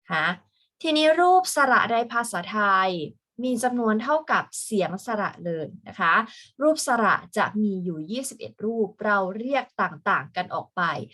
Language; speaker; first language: Thai; native; Thai